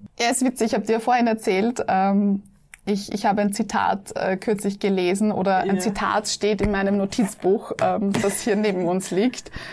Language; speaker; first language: German; native; German